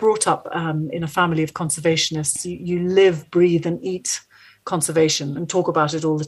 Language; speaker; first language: English; native; English